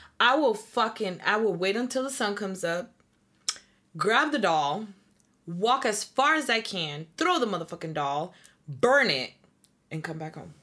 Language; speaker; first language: English; early bilingual, other home language; Spanish